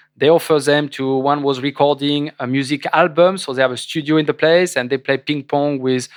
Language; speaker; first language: English; non-native, fluent; French